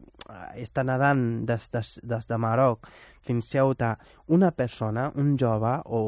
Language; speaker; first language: Catalan; non-native, fluent; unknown